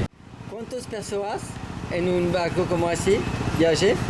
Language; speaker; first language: Spanish; non-native, learner; French